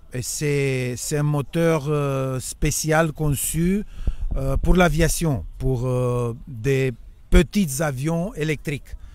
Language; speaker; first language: French; non-native, fluent; Romanian